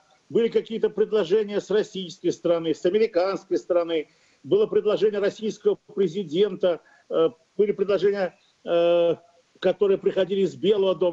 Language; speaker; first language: Russian; native; Russian